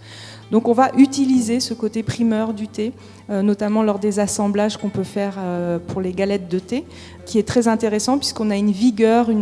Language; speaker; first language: French; native; French